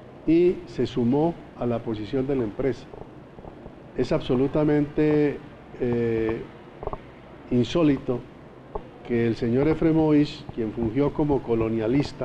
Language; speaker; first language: Spanish; native; Spanish